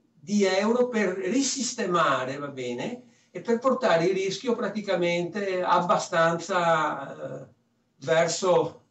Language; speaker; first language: Italian; early bilingual, other home language; French